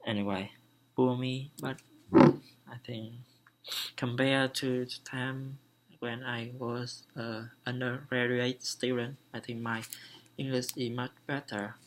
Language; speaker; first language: English; non-native, learner; Vietnamese